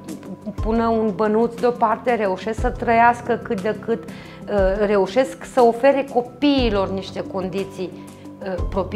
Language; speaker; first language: Romanian; native; Romanian